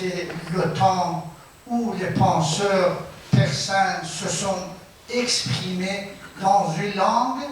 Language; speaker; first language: French; non-native, fluent; Persian